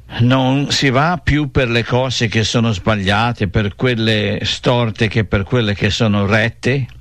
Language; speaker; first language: Italian; native; Italian